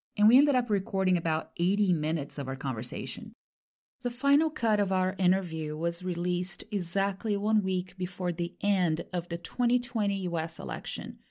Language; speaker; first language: English; non-native, fluent; Portuguese